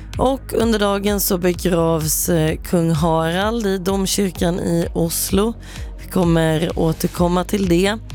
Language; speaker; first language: Swedish; native; Swedish